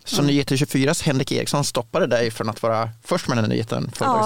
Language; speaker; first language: Swedish; native; Swedish